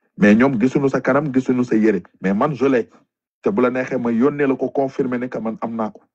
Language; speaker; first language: Wolof; non-native, local second language; Fula